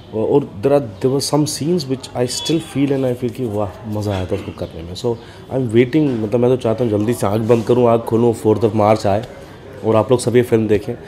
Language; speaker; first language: Hindi; native; Hindi